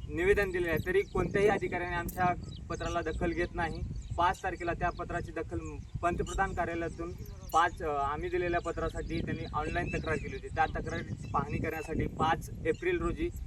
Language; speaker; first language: Marathi; non-native, local second language; Lambadi